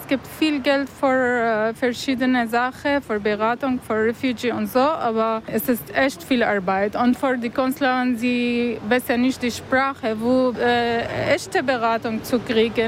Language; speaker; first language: German; non-native, learner; Arabic